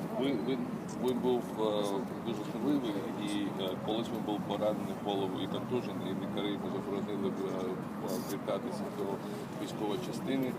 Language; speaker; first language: Ukrainian; non-native, learner; Georgian